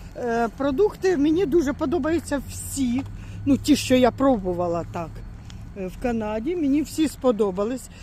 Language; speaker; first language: Ukrainian; native; Ukrainian